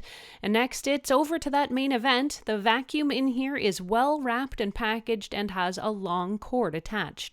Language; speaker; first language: English; native; English